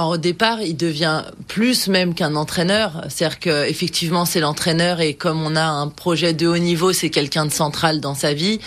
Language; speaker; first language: French; native; French